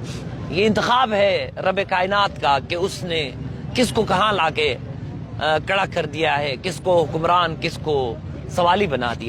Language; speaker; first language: Urdu; native; Urdu